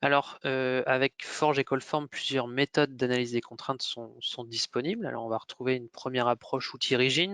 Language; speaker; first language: French; native; French